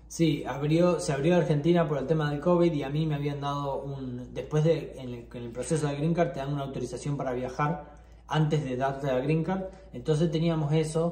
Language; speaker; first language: Spanish; native; Spanish